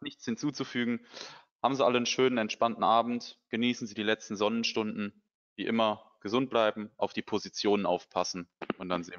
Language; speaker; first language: German; native; German